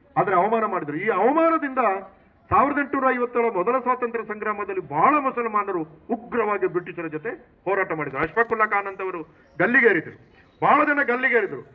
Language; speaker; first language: Kannada; non-native, local second language; Tulu